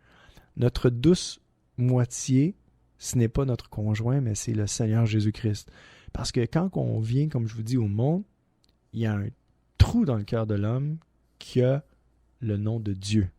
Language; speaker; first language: French; native; French